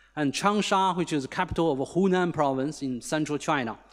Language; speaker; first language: English; non-native, fluent; Chinese